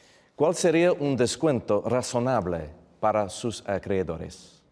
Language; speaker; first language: Spanish; non-native, fluent; English